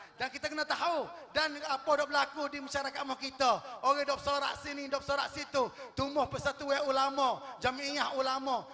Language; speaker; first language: Malay; native; Malay